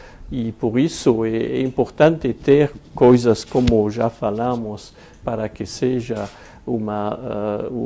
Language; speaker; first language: Portuguese; non-native, fluent; French